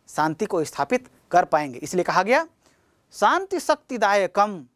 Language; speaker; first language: Hindi; native; Hindi